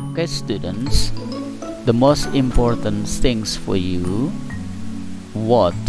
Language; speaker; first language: English; non-native, fluent; Indonesian